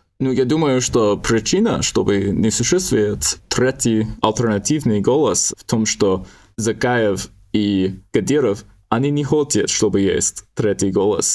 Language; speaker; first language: Russian; non-native, learner; English